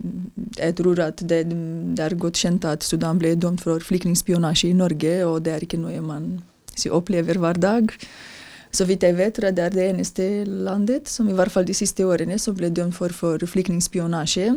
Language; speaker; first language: Norwegian; non-native, fluent; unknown